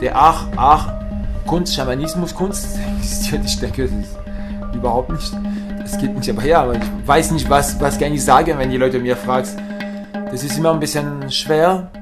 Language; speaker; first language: German; non-native, learner; French